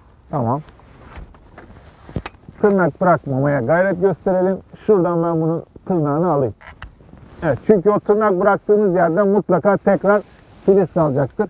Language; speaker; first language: Turkish; native; Turkish